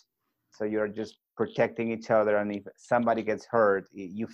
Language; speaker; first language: English; non-native, fluent; Spanish